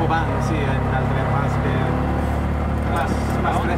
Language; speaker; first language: Spanish; non-native, learner; English